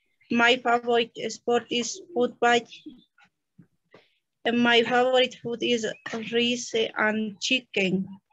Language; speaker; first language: English; non-native, learner; Spanish